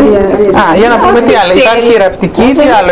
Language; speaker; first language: Greek; native; Greek